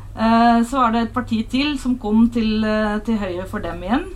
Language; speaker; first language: Norwegian; non-native, fluent; Dutch